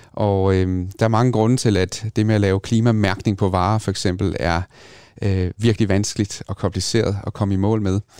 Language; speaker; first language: Danish; native; Danish